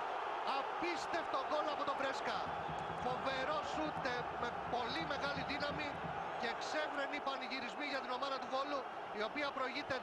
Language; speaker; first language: Greek; native; Greek